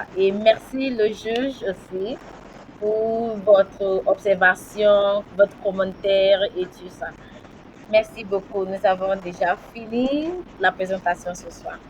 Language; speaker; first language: French; non-native, learner; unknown